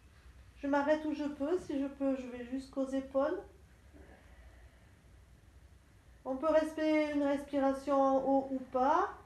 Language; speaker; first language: French; native; French